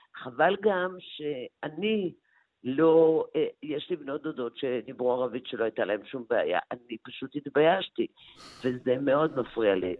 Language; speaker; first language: Hebrew; native; Hebrew